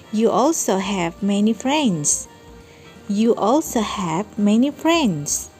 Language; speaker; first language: English; non-native, fluent; Indonesian